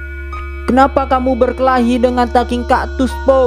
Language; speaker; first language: Indonesian; native; Indonesian